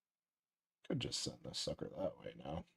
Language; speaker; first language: English; native; English